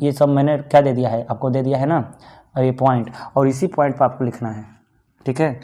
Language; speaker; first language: Hindi; native; Hindi